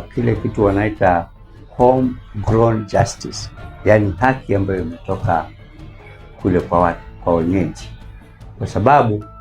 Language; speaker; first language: Swahili; non-native, local second language; Giryama